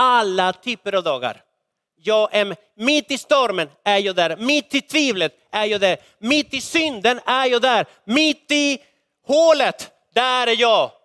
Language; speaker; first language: Swedish; non-native, fluent; Spanish